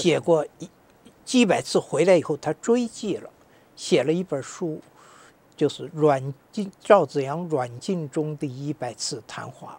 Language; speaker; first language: Chinese; native; Chinese